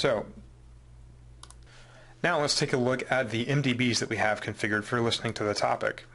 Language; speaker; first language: English; native; English